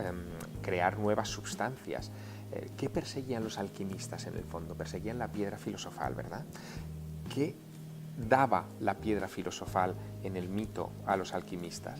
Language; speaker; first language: Spanish; native; Spanish